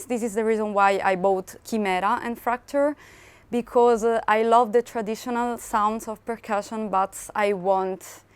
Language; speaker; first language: English; non-native, fluent; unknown